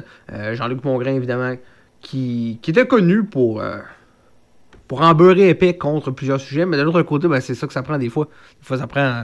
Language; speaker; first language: French; native; French